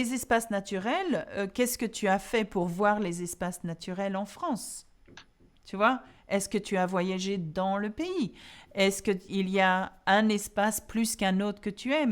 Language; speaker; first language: French; non-native, fluent; English